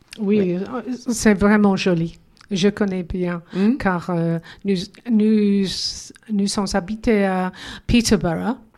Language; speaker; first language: French; non-native, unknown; English